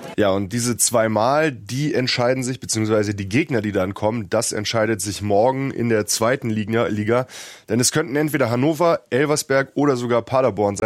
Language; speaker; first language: German; native; German